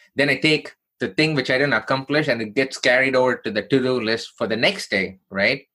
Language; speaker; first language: English; non-native, local second language; Tamil